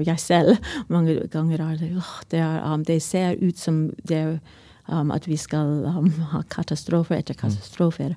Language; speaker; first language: Norwegian; non-native, fluent; English